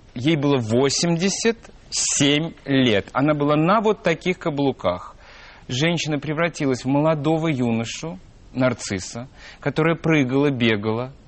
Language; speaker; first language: Russian; native; Russian